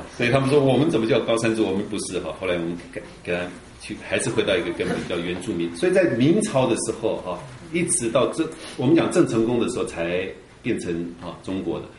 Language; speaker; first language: Chinese; early bilingual, heritage; Chinese